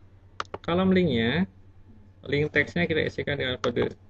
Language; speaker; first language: Indonesian; native; Indonesian